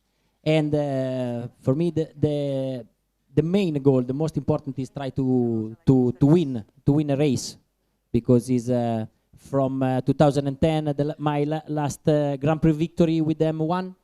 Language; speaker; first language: English; non-native, learner; Italian